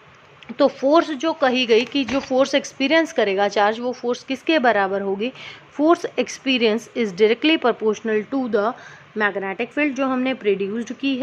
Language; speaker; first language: Hindi; native; Hindi